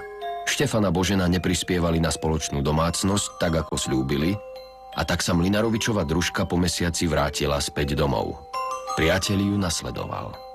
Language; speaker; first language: Slovak; native; Slovak